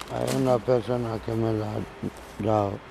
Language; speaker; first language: Spanish; non-native, learner; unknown